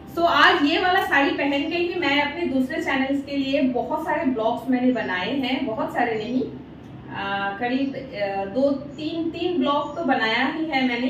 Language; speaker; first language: Hindi; non-native, local second language; Bangla